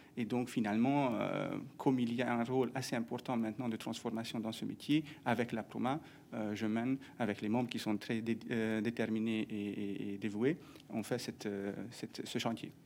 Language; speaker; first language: French; non-native, fluent; Hungarian